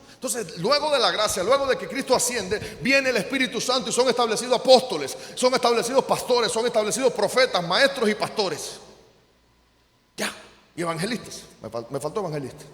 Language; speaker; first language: Spanish; native; Spanish